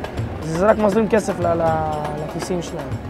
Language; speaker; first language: Hebrew; non-native, local second language; Arabic